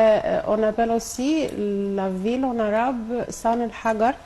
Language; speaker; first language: French; non-native, local second language; Arabic